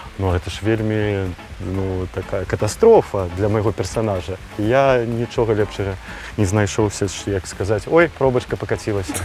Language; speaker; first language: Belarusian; non-native, local second language; Russian